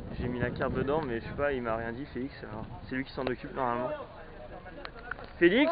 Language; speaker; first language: French; native; French